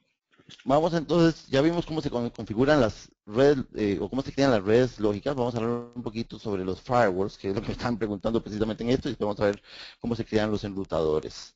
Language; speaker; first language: Spanish; native; Spanish